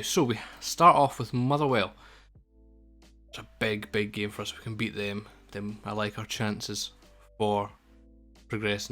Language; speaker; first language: English; native; English